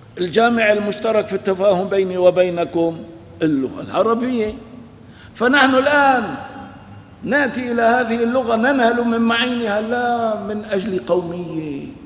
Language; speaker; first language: Arabic; non-native, local second language; Kurdish